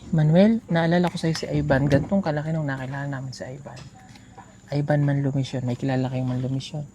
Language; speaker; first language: Filipino; native; Filipino